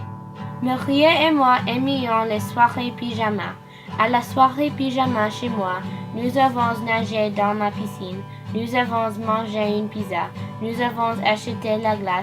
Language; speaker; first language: French; non-native, learner; English